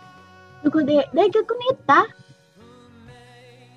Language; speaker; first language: Japanese; non-native, learner; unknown